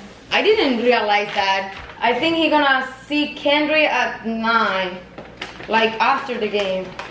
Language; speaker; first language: English; non-native, learner; Spanish